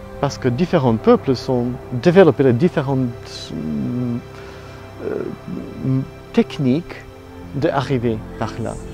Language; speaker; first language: French; non-native, learner; Italian